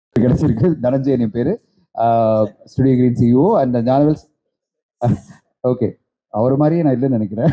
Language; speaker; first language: Tamil; native; Tamil